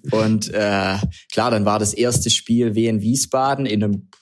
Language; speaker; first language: German; native; German